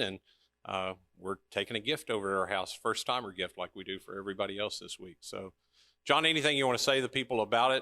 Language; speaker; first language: English; native; English